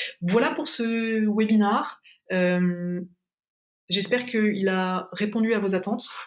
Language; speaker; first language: French; native; French